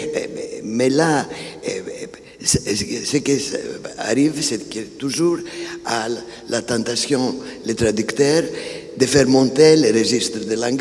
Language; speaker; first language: French; non-native, fluent; Greek